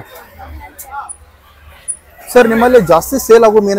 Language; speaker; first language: Kannada; native; Kannada